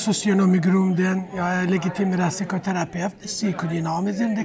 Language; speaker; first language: Swedish; non-native, fluent; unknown